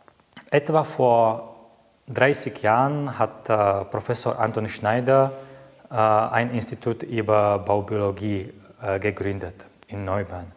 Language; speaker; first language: German; non-native, fluent; Czech